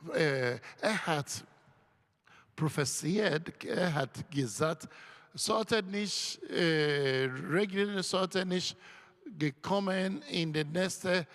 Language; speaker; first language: German; non-native, learner; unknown